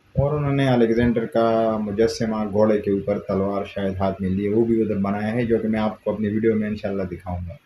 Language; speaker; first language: Urdu; non-native, local second language; Pashto